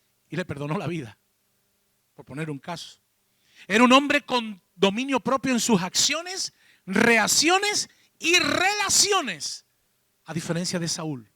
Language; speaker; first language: Spanish; native; Spanish